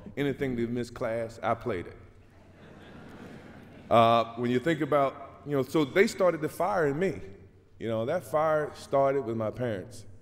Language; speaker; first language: English; native; English